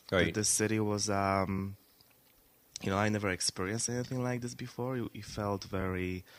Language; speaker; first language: English; non-native, fluent; Polish